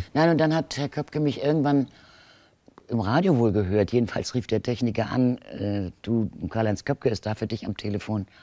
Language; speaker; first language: German; native; German